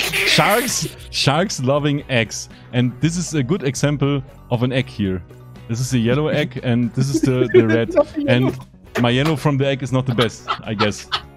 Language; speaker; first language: English; non-native, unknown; German